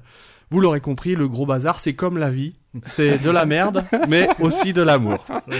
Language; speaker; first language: French; native; French